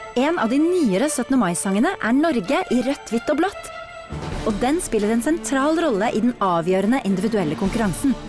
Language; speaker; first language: Norwegian; native; Norwegian